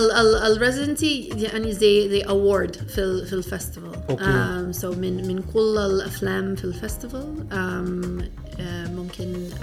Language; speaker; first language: Arabic; non-native, fluent; English